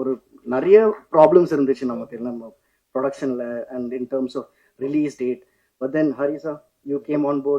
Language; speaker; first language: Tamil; non-native, fluent; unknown